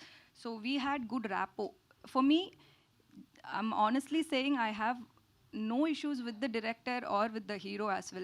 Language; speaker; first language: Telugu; non-native, learner; Tamil